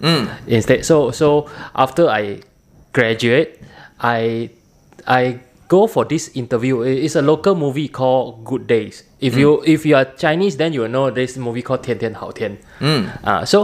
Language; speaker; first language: English; non-native, local second language; Min Nan Chinese